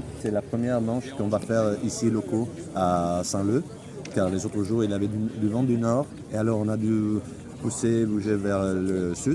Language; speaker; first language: French; non-native, fluent; Italian